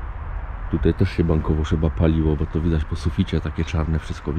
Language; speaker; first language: Polish; native; Polish